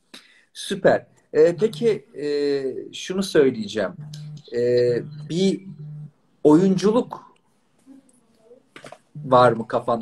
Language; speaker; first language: Turkish; native; Turkish